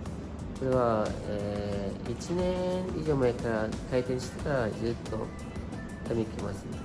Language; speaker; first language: Japanese; non-native, learner; Vietnamese